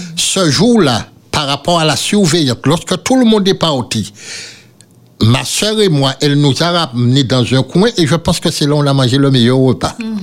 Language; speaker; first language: French; native; French